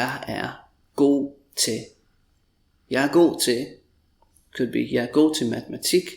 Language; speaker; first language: Danish; non-native, fluent; English